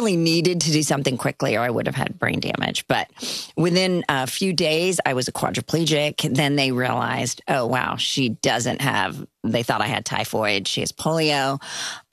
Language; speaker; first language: English; early bilingual, other home language; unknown